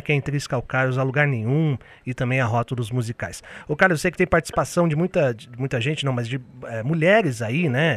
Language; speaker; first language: Portuguese; native; Portuguese